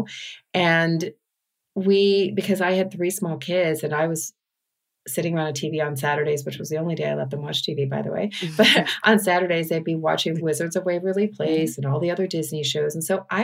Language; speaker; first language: English; native; English